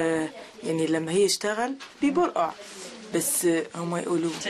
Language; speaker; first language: Arabic; non-native, local second language; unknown